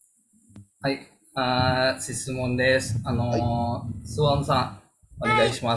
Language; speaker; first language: Japanese; non-native, learner; Indonesian